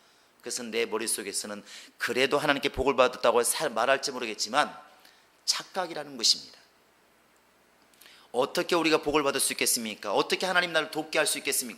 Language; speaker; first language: Korean; native; Korean